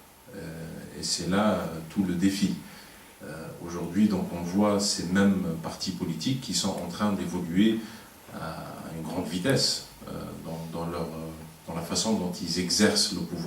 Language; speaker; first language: French; non-native, local second language; Arabic